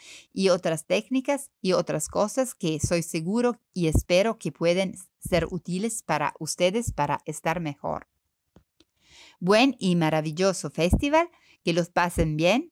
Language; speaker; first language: Spanish; non-native, learner; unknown